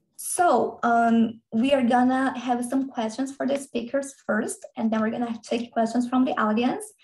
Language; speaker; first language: English; non-native, fluent; Portuguese